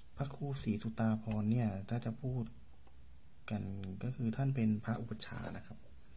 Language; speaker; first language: Thai; native; Thai